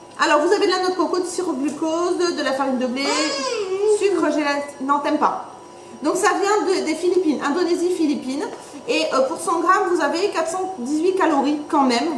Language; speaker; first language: French; native; French